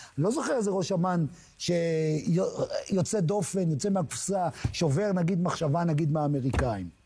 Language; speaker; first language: Hebrew; native; Hebrew